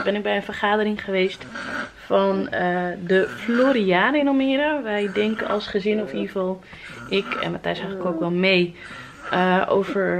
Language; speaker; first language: Dutch; native; Dutch